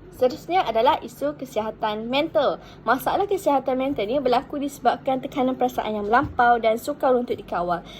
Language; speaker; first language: Malay; native; Malay